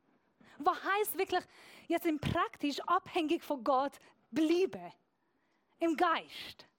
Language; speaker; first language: German; non-native, fluent; Persian